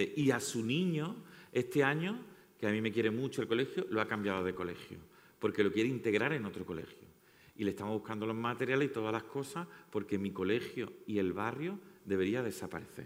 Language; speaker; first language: Spanish; native; Spanish